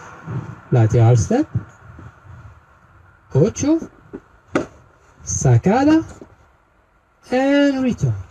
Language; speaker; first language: English; non-native, learner; French